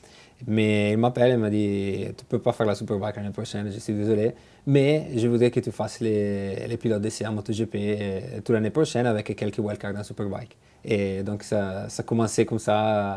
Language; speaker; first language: French; non-native, fluent; Italian